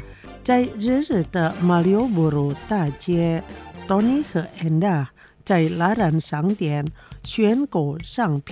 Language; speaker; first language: Chinese; non-native, fluent; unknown